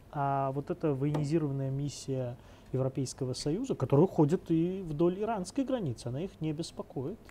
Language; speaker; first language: Russian; non-native, local second language; Azerbaijani